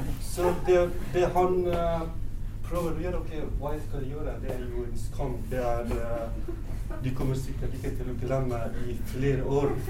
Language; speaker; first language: Norwegian; non-native, fluent; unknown